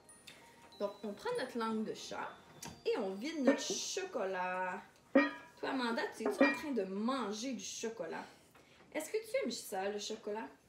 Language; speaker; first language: French; native; French